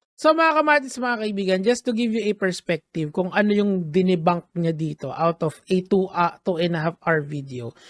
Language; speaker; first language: Filipino; native; Filipino